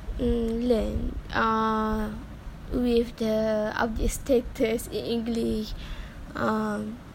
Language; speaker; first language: English; non-native, learner; Malay